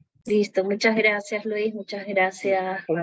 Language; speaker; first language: Spanish; native; Spanish